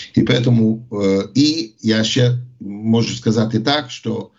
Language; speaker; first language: Ukrainian; non-native, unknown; English